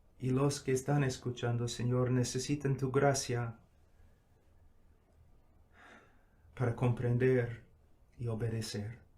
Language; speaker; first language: Spanish; non-native, fluent; English